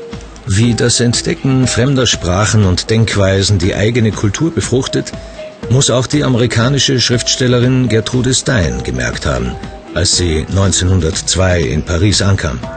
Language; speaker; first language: German; native; German